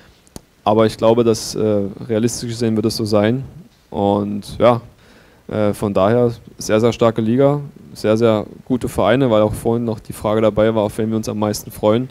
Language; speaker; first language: German; native; German